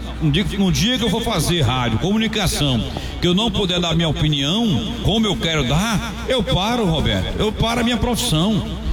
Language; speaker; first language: Portuguese; native; Portuguese